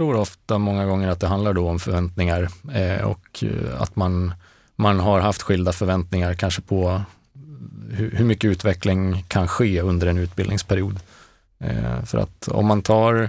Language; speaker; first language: Swedish; native; Swedish